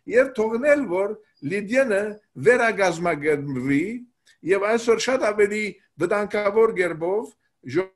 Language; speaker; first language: Armenian; native; Armenian